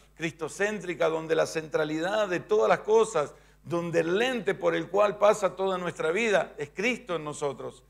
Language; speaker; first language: Spanish; native; Spanish